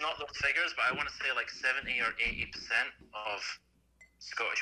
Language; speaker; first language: English; native; English